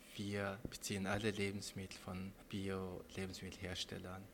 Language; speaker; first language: German; non-native, fluent; Mongolian